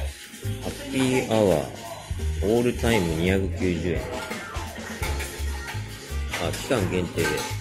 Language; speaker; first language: Japanese; native; Japanese